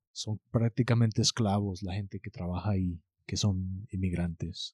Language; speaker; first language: Spanish; early bilingual, heritage; Spanish